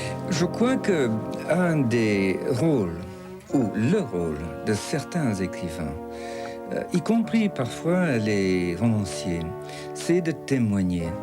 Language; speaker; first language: French; non-native, fluent; English